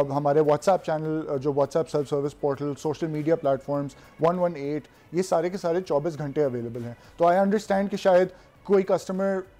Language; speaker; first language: Urdu; native; Urdu